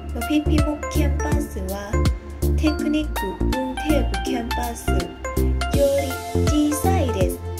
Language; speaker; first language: Japanese; non-native, learner; Thai